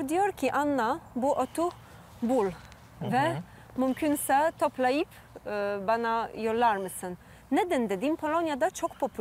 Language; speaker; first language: Turkish; non-native, fluent; Polish